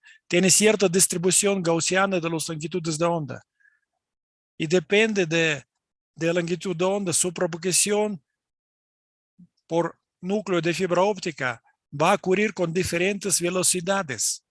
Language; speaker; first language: Spanish; non-native, fluent; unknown